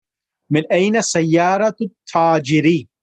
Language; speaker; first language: Arabic; non-native, fluent; English